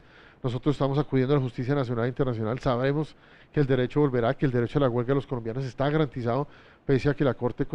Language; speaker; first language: Spanish; native; Spanish